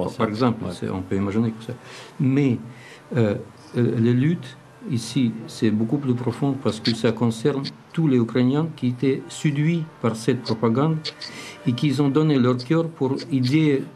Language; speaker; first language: French; non-native, learner; Russian